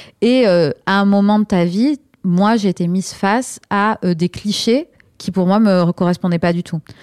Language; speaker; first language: French; native; French